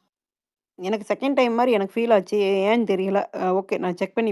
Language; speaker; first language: Tamil; native; Tamil